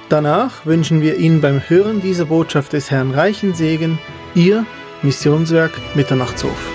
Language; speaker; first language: German; native; German